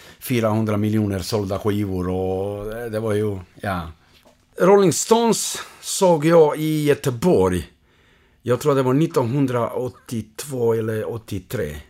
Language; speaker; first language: Swedish; non-native, fluent; Croatian